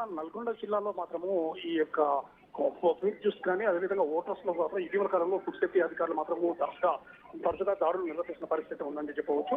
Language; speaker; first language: Telugu; native; Telugu